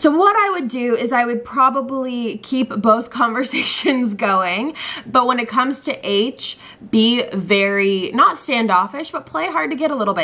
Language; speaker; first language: English; native; English